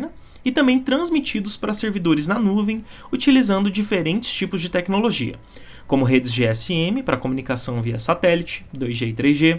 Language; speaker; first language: Portuguese; native; Portuguese